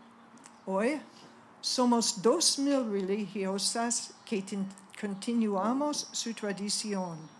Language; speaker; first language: Spanish; non-native, fluent; English